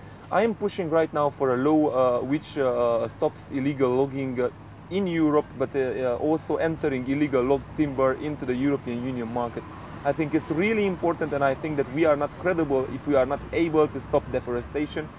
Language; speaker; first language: English; non-native, fluent; Hungarian